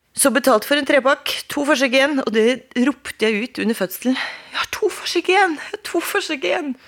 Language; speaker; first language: Norwegian; native; Norwegian